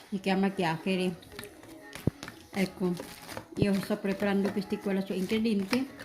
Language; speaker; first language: Italian; non-native, learner; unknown